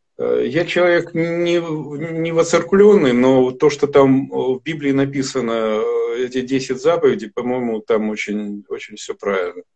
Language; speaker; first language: Russian; native; Russian